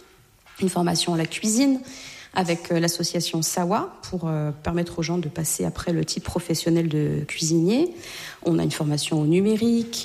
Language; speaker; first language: French; native; French